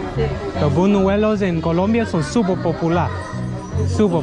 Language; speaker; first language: Spanish; non-native, learner; English